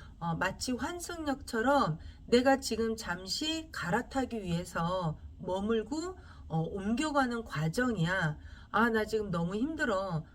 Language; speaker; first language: Korean; native; Korean